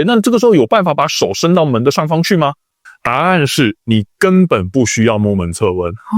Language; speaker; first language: Chinese; native; Chinese